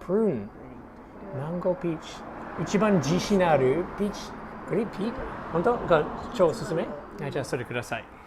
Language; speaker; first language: Japanese; non-native, learner; English